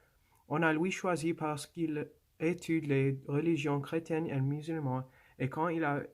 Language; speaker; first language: French; non-native, local second language; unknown